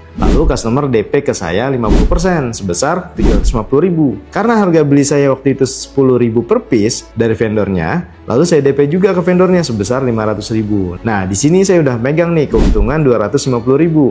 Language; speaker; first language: Indonesian; native; Indonesian